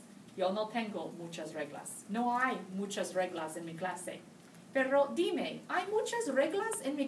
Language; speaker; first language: Spanish; non-native, learner; English